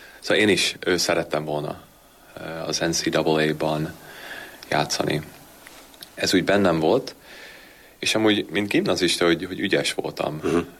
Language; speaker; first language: Hungarian; early bilingual, heritage; Hungarian